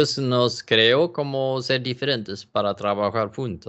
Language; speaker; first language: Spanish; non-native, learner; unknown